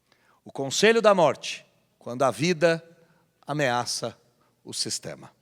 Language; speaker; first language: Portuguese; native; Portuguese